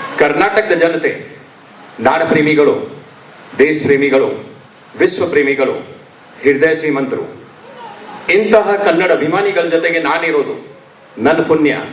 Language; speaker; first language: Kannada; non-native, local second language; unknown